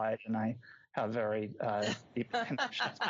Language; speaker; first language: English; native; English